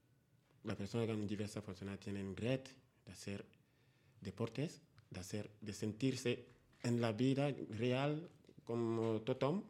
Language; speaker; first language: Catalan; non-native, learner; Spanish